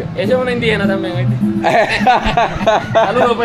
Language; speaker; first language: Spanish; native; Spanish